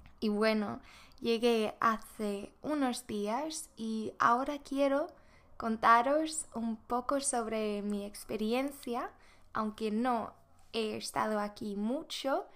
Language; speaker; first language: Spanish; non-native, fluent; Swedish